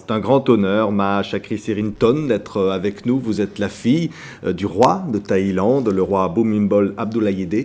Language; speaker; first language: French; native; French